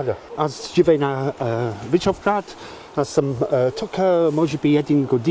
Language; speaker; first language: Bulgarian; non-native, learner; English